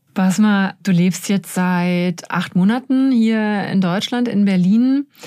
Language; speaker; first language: German; native; German